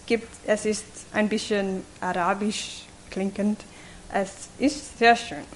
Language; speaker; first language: German; non-native, fluent; English